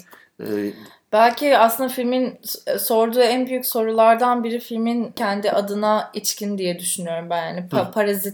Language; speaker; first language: Turkish; native; Turkish